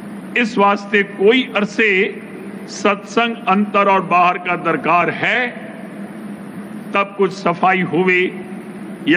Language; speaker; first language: Hindi; native; Hindi